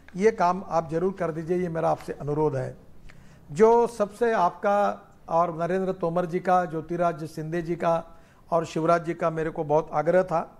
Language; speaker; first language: Hindi; non-native, local second language; Marathi